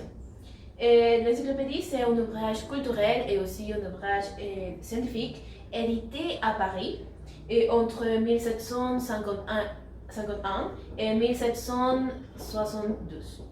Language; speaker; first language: French; non-native, learner; Spanish